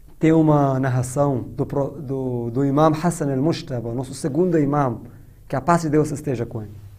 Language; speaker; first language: Portuguese; non-native, fluent; Persian